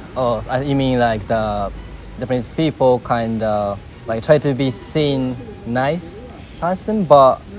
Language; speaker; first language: English; non-native, learner; Japanese